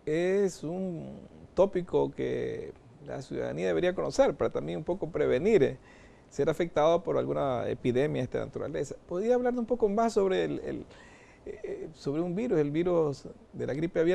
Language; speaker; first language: Spanish; native; Spanish